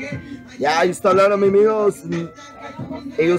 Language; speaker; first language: Spanish; early bilingual, heritage; English